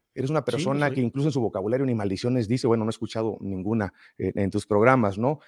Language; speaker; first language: Spanish; native; Spanish